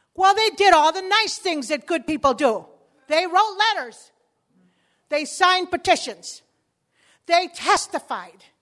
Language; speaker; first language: English; early bilingual, other home language; Spanish